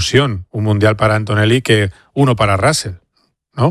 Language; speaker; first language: Spanish; native; Spanish